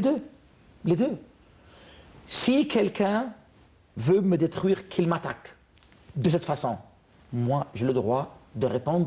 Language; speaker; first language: French; non-native, fluent; Arabic